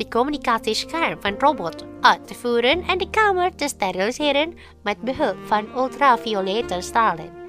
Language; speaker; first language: Dutch; non-native, learner; Indonesian